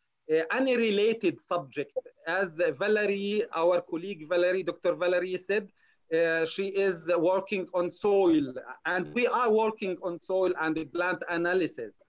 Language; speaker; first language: English; non-native, learner; Arabic